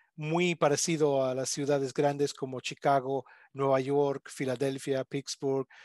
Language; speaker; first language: Spanish; non-native, fluent; English